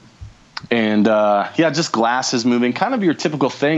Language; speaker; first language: English; native; English